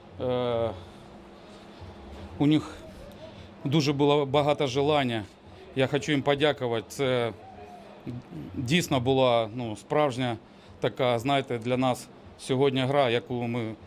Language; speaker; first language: Ukrainian; non-native, local second language; Russian